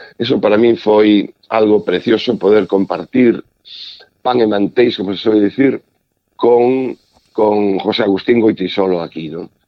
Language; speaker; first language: Galician; native; Galician